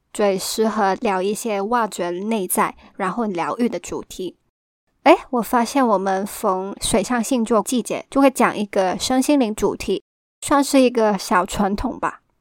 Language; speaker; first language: Chinese; non-native, local second language; Cantonese